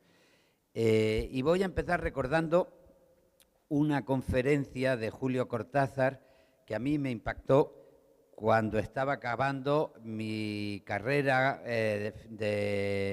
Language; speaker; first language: Spanish; native; Spanish